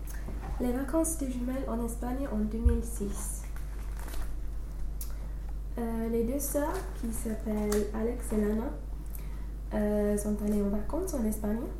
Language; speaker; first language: French; non-native, fluent; English